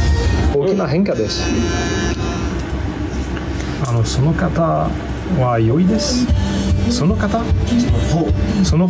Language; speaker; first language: Japanese; non-native, learner; French